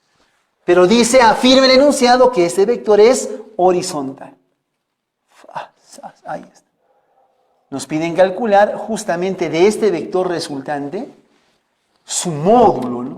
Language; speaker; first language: Spanish; native; Spanish